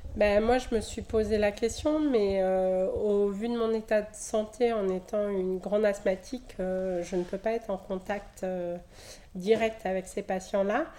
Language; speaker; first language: French; native; French